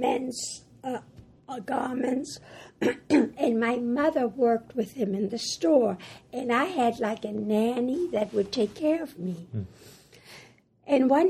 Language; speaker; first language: English; early bilingual, other home language; German